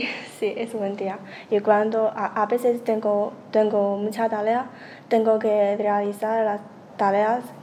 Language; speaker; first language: Spanish; non-native, learner; Chinese